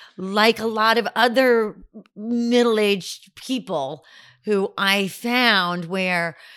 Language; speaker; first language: English; native; English